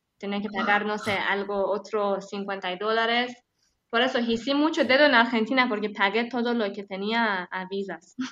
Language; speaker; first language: Spanish; non-native, fluent; Persian